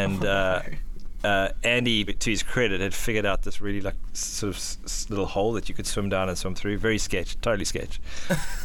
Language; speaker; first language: English; native; English